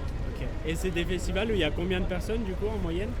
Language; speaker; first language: French; native; French